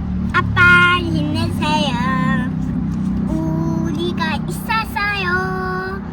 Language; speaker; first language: Korean; early bilingual, heritage; Korean